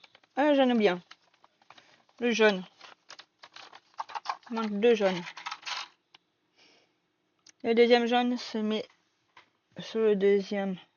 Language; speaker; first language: French; native; French